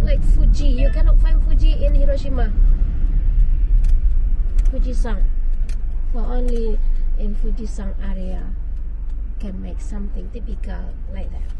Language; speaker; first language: English; non-native, learner; Indonesian